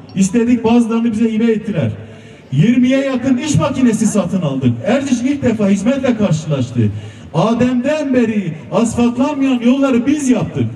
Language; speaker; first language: Turkish; non-native, local second language; Kurdish